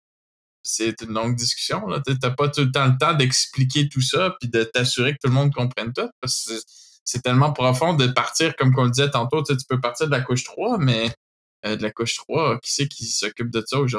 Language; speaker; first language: French; native; French